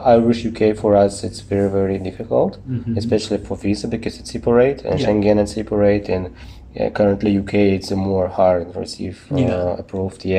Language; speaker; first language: English; non-native, learner; Russian